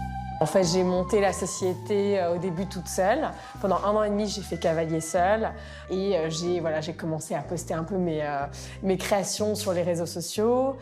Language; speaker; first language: French; native; French